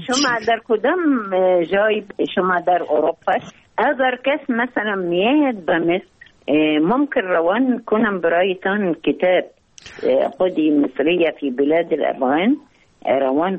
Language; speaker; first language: Persian; non-native, fluent; Arabic